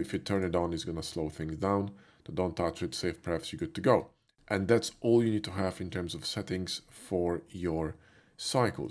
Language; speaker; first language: English; non-native, fluent; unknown